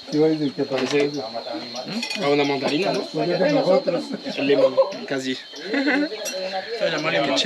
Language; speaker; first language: Spanish; non-native, learner; French